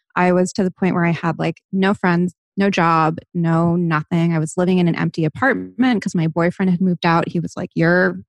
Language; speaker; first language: English; native; English